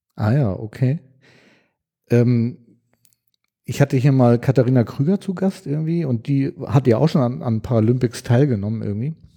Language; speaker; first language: German; native; German